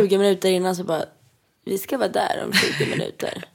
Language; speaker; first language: Swedish; native; Swedish